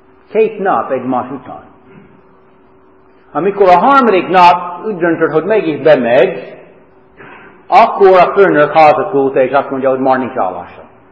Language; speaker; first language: Hungarian; non-native, fluent; English